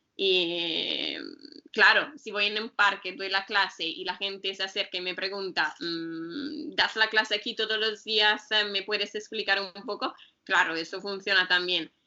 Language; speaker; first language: Spanish; non-native, fluent; Italian